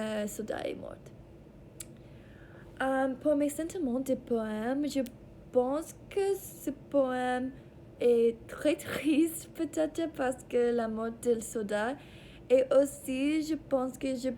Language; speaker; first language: French; non-native, learner; English